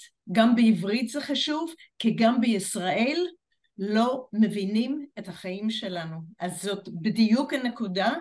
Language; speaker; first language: Hebrew; non-native, fluent; English